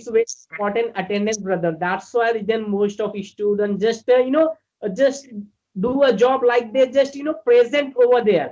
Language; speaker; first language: English; non-native, learner; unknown